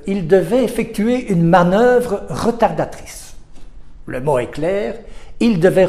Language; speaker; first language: French; native; French